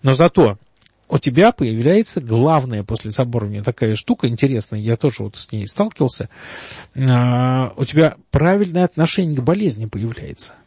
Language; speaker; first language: Russian; native; Russian